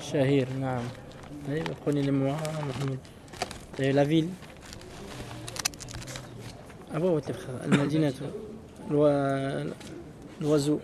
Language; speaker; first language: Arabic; non-native, fluent; French